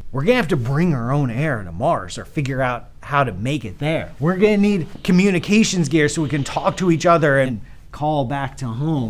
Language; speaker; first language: English; native; English